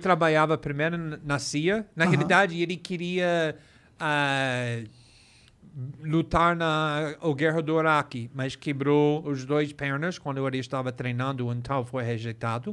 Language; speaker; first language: Portuguese; non-native, fluent; English